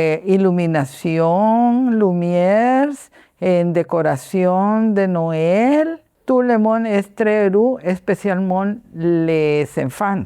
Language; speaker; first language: French; non-native, learner; Spanish